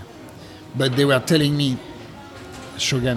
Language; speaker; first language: English; non-native, fluent; French